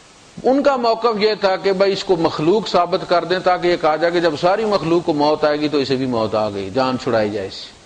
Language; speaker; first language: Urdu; non-native, local second language; Punjabi